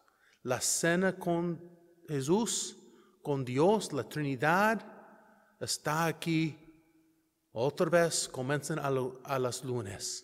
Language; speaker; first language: Spanish; non-native, learner; English